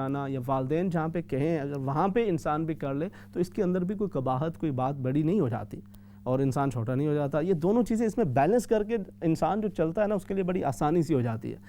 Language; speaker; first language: Urdu; native; Urdu